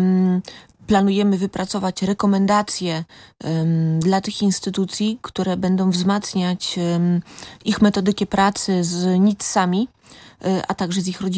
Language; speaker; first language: Polish; native; Polish